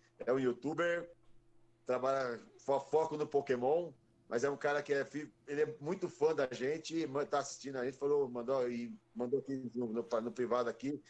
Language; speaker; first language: Portuguese; native; Portuguese